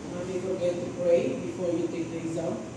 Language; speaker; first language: English; non-native, local second language; Filipino